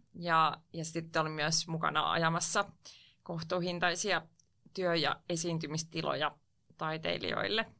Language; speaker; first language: Finnish; non-native, local second language; Swedish